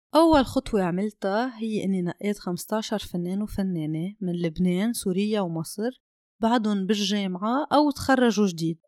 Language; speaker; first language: Arabic; non-native, local second language; Armenian